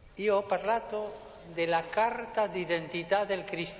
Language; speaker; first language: Italian; non-native, fluent; Spanish